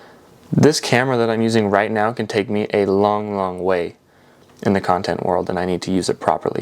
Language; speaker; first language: English; native; English